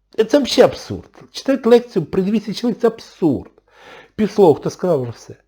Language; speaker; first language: Ukrainian; non-native, local second language; Russian